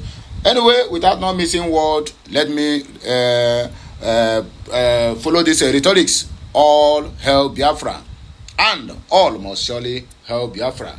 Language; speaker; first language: English; non-native, local second language; Igbo